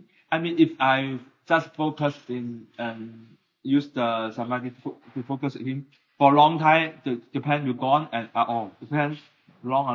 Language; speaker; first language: English; non-native, learner; Chinese